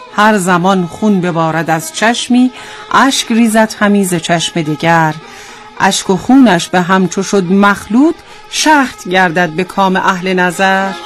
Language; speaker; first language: Persian; native; Persian